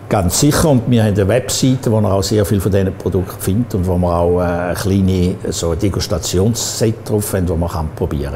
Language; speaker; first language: German; native; German